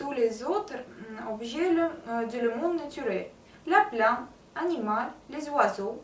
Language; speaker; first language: French; non-native, learner; Russian